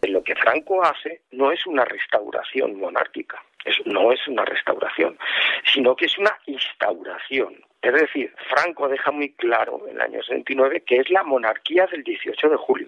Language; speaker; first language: Spanish; native; Spanish